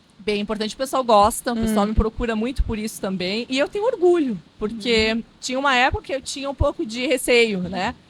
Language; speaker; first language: Portuguese; non-native, local second language; Low German